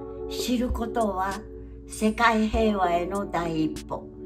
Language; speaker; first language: Japanese; native; Japanese